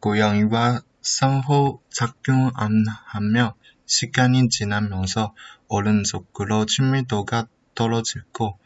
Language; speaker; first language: Korean; non-native, learner; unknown